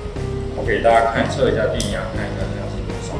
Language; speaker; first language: Chinese; native; Chinese